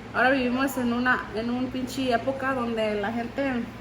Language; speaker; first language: Spanish; early bilingual, heritage; Spanish